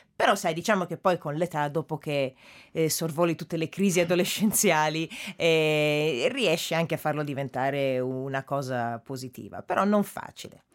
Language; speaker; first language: Italian; early bilingual, heritage; Italian